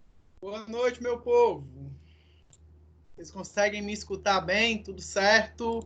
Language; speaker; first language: Portuguese; native; Portuguese